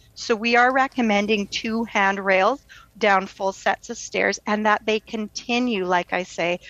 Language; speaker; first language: English; native; English